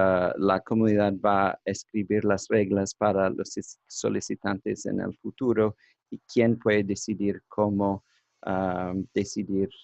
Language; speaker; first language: Spanish; non-native, learner; English